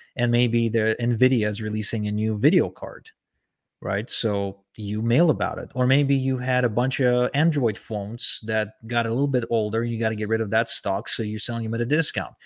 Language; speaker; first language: English; early bilingual, other home language; Ukrainian